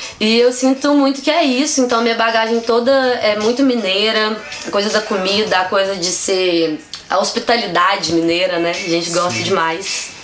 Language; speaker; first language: Portuguese; native; Portuguese